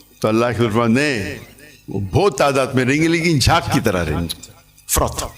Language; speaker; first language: Urdu; non-native, local second language; English